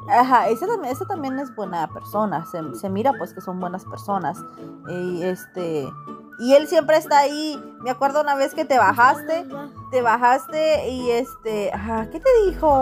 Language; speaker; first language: Spanish; native; Spanish